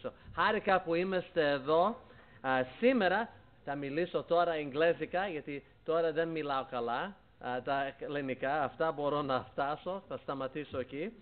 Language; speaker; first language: Greek; early bilingual, heritage; Greek